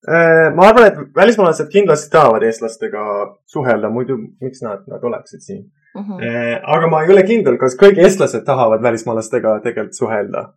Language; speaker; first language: Estonian; non-native, fluent; Persian